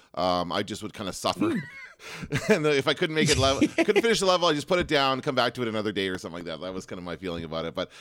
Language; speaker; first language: English; native; English